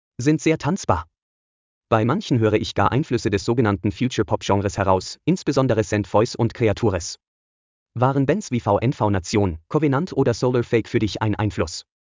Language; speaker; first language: German; native; German